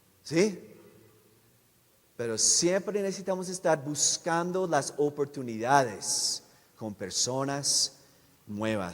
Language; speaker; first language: Spanish; non-native, fluent; English